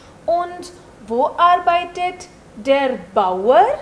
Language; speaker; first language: German; non-native, fluent; Hindi